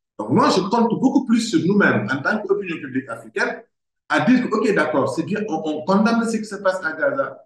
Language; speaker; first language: French; non-native, local second language; Wolof